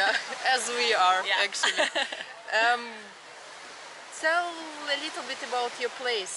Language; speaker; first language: English; non-native, fluent; Russian